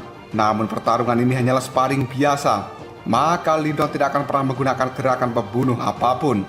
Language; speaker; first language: Indonesian; native; Indonesian